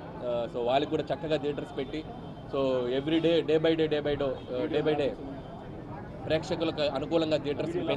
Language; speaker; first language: Telugu; native; Telugu